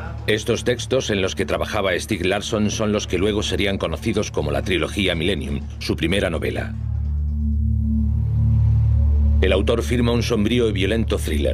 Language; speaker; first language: Spanish; native; Spanish